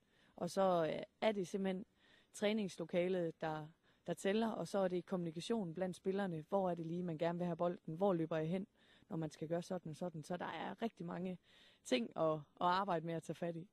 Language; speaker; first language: Danish; native; Danish